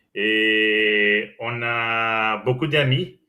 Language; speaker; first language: French; non-native, learner; Portuguese